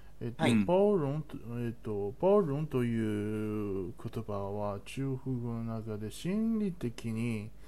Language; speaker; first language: Japanese; non-native, learner; Chinese